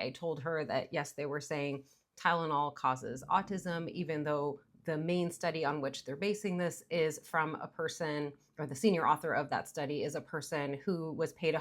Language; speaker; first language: English; native; English